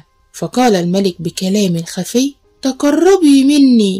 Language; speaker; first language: Arabic; native; Arabic